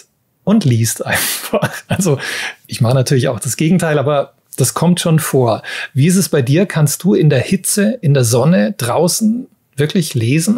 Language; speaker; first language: German; native; German